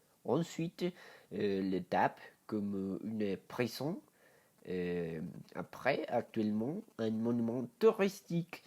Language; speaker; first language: French; non-native, learner; Spanish